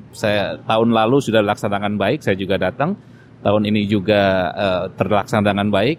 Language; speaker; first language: Indonesian; native; Indonesian